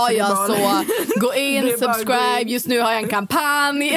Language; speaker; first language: Swedish; native; Swedish